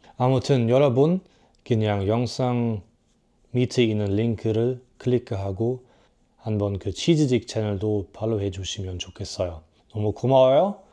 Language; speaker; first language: Korean; non-native, fluent; German